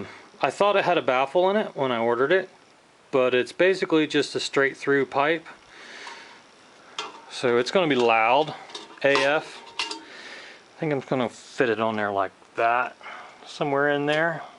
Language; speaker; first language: English; native; English